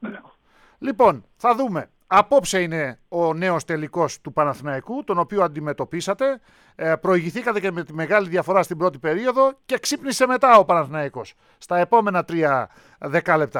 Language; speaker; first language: Greek; native; Greek